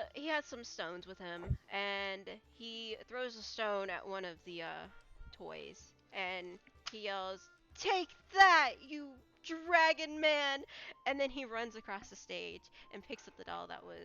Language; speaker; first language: English; native; English